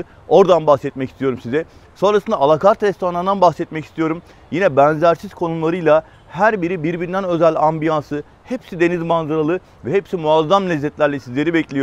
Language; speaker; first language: Turkish; native; Turkish